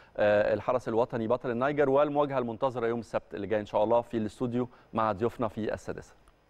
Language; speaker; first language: Arabic; native; Arabic